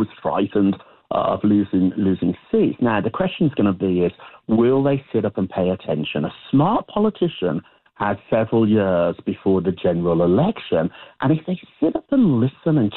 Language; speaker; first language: English; native; English